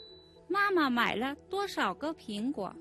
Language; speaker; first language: Chinese; non-native, fluent; Mongolian